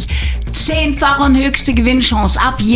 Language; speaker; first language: German; native; German